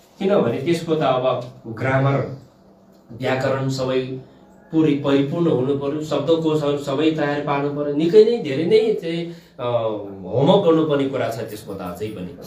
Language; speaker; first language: Nepali; non-native, local second language; Gurung